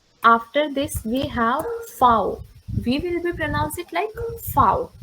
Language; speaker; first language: English; non-native, local second language; Hindi